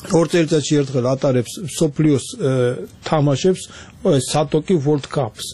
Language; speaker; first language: Georgian; early bilingual, heritage; Georgian